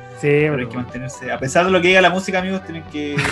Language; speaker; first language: Spanish; native; Spanish